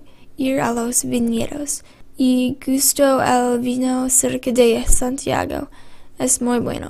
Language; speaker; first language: Spanish; non-native, learner; English